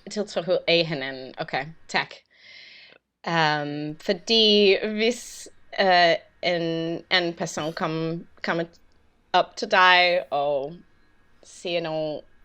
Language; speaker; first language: Danish; non-native, learner; English